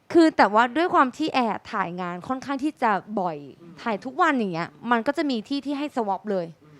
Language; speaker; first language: Thai; native; Thai